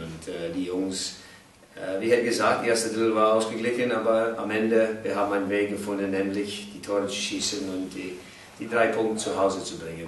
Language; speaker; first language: German; non-native, fluent; English